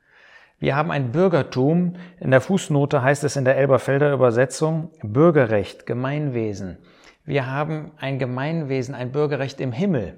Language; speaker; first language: German; native; German